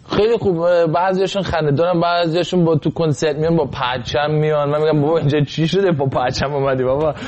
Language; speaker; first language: Persian; early bilingual, heritage; Persian